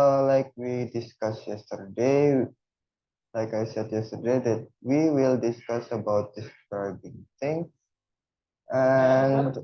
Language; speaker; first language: English; non-native, fluent; Indonesian